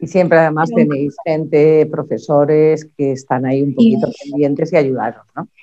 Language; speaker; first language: Spanish; native; Spanish